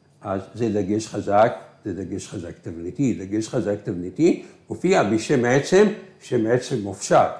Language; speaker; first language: Hebrew; non-native, local second language; Arabic